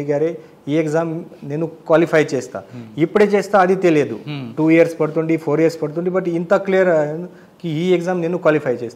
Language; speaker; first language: Telugu; non-native, learner; Marathi